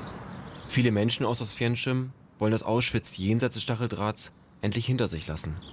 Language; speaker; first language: German; native; German